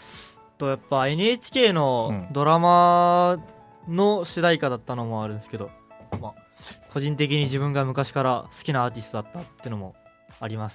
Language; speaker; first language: Japanese; native; Japanese